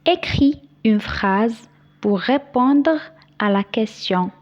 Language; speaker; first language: French; non-native, local second language; Arabic